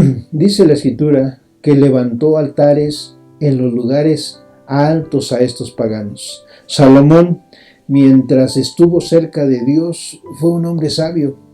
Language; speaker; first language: Spanish; native; Spanish